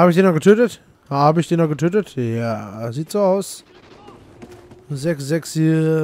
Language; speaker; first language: German; native; German